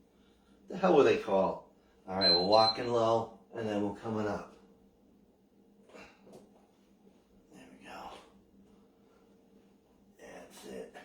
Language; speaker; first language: English; native; English